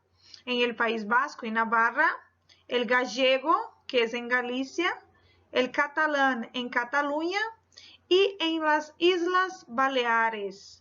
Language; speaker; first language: Spanish; non-native, fluent; Portuguese